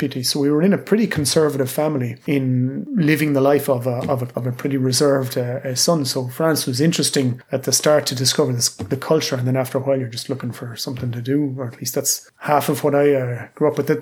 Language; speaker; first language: English; native; English